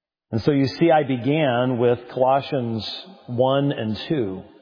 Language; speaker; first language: English; native; English